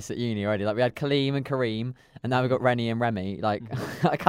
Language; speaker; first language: English; native; English